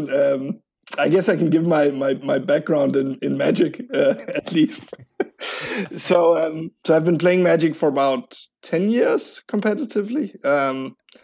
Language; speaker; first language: English; non-native, fluent; Danish